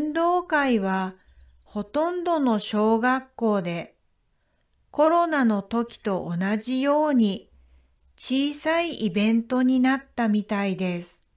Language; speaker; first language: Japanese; non-native, learner; English